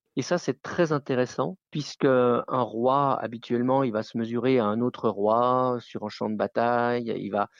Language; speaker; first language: French; native; French